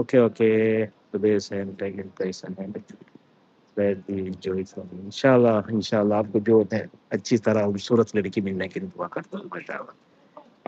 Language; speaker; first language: Hindi; non-native, local second language; Malayalam